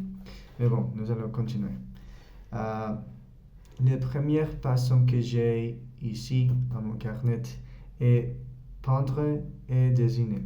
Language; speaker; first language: French; non-native, learner; Spanish